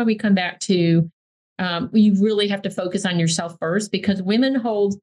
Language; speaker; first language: English; native; English